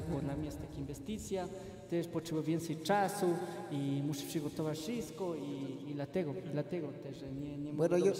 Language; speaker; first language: Polish; non-native, fluent; Spanish